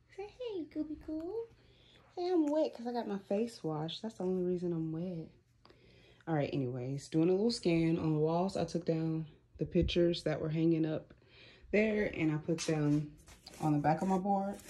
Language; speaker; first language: English; native; English